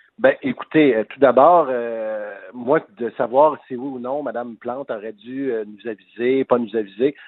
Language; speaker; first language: French; native; French